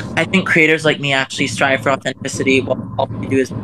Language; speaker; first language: English; native; English